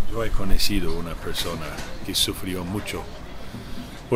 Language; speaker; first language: Spanish; non-native, learner; English